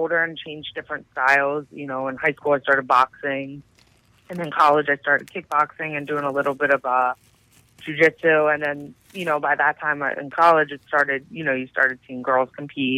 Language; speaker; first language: English; native; English